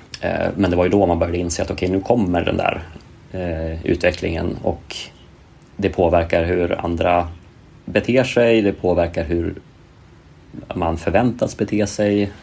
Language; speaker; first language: Swedish; native; Swedish